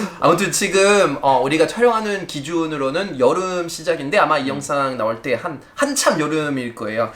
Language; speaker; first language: Korean; non-native, fluent; French